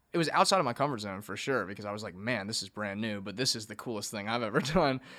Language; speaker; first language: English; native; English